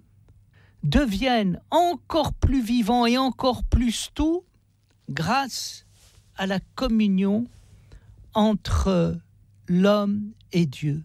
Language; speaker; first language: French; native; French